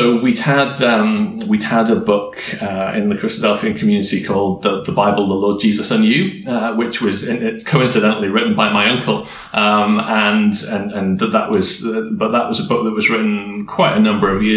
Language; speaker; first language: English; native; English